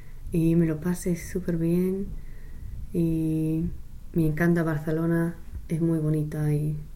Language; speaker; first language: Spanish; non-native, fluent; English